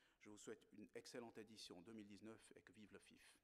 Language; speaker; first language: French; native; French